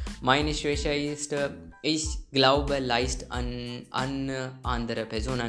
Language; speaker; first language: German; non-native, learner; Hindi